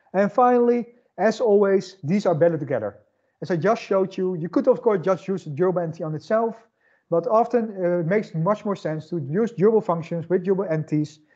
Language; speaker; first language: English; non-native, fluent; Dutch